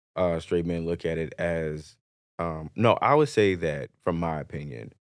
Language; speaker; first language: English; native; English